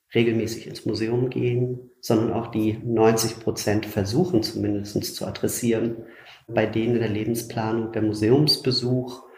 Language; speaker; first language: German; native; German